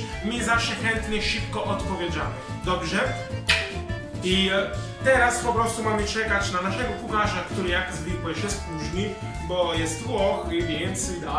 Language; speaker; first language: Polish; non-native, learner; Italian